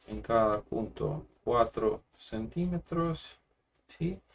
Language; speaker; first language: Spanish; non-native, fluent; Russian